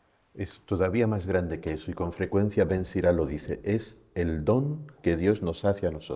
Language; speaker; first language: Spanish; native; Spanish